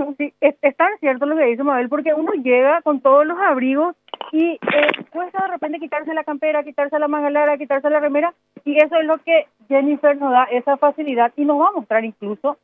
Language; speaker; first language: Spanish; native; Spanish